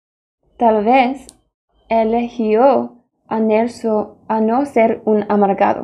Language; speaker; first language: Spanish; non-native, fluent; English